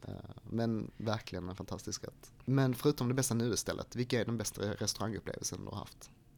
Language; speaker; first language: Swedish; native; Swedish